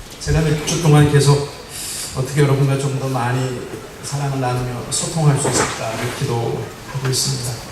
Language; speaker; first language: Korean; native; Korean